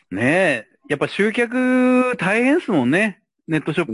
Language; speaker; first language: Japanese; native; Japanese